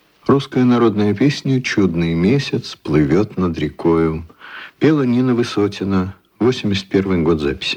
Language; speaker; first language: Russian; native; Russian